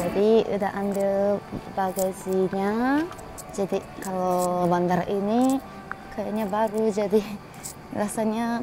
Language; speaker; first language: Indonesian; non-native, fluent; Japanese